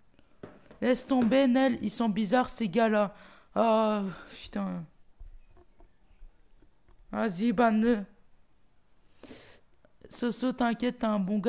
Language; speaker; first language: French; native; French